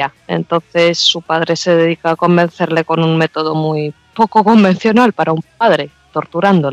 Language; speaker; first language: Spanish; native; Spanish